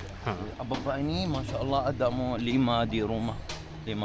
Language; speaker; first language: Indonesian; non-native, learner; Arabic